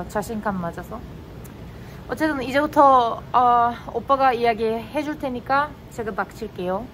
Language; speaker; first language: Korean; non-native, fluent; Turkish